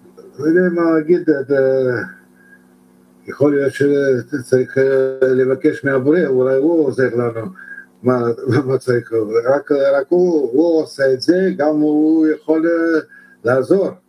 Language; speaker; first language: Hebrew; non-native, learner; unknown